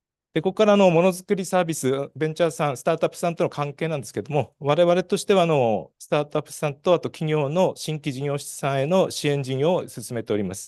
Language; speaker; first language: Japanese; native; Japanese